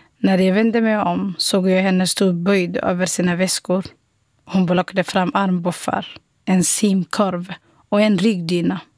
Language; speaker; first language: Swedish; non-native, fluent; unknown